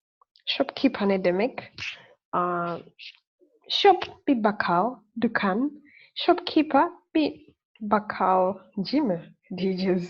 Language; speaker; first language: Turkish; non-native, learner; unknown